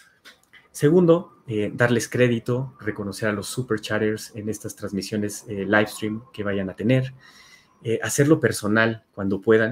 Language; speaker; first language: Spanish; native; Spanish